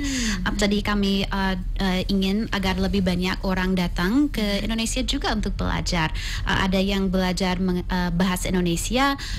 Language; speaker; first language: Indonesian; non-native, fluent; English